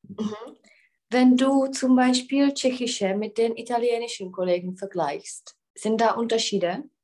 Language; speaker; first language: German; non-native, learner; Czech